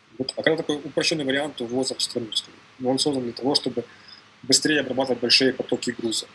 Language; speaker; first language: Russian; native; Russian